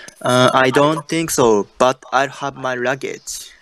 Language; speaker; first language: English; non-native, learner; Japanese